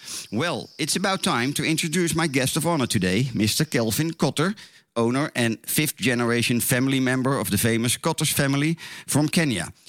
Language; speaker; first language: English; non-native, fluent; Dutch